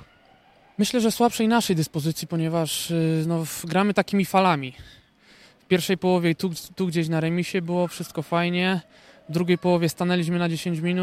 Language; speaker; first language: Polish; native; Polish